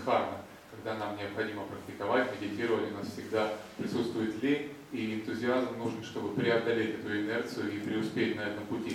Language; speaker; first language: Russian; native; Russian